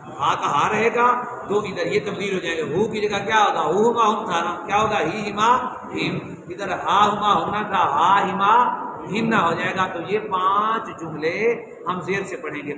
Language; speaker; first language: Urdu; non-native, local second language; Punjabi